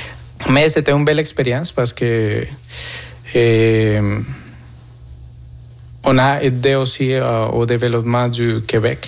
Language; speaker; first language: French; non-native, fluent; Spanish